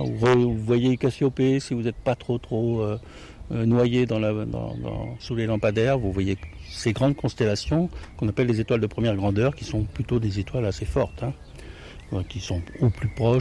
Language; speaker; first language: French; native; French